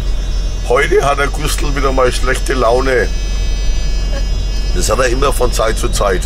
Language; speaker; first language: German; native; German